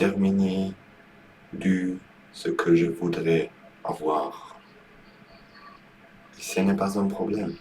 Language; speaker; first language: French; non-native, learner; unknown